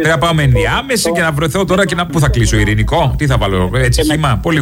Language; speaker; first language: Greek; native; Greek